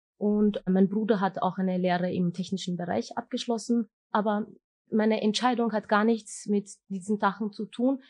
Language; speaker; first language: German; early bilingual, other home language; Turkish